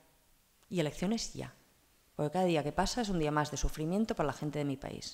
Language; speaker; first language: Spanish; non-native, local second language; Catalan